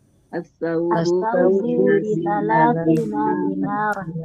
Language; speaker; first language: Arabic; non-native, learner; Indonesian